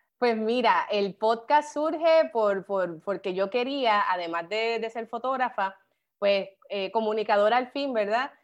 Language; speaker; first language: Spanish; native; Spanish